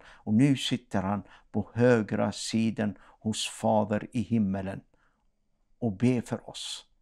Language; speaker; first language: Swedish; non-native, fluent; Arabic